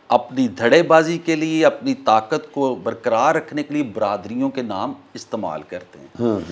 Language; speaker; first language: Urdu; non-native, local second language; Punjabi